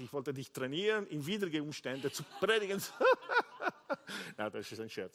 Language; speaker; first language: German; non-native, fluent; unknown